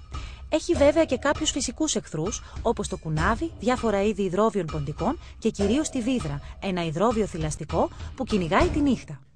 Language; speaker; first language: Greek; native; Greek